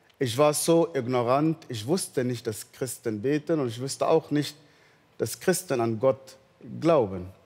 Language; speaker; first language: German; non-native, fluent; Arabic